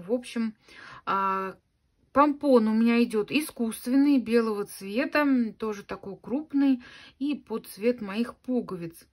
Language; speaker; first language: Russian; native; Russian